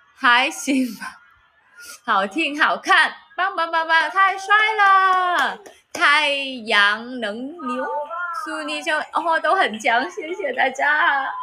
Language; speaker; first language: Chinese; non-native, learner; Vietnamese